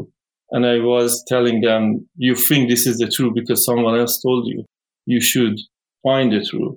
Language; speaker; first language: English; non-native, fluent; Persian